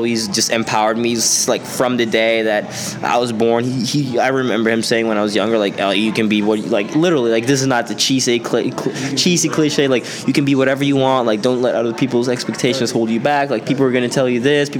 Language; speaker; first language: English; non-native, fluent; Swedish